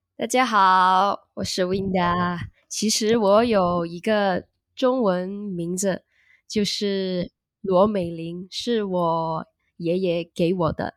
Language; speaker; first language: Chinese; non-native, fluent; Indonesian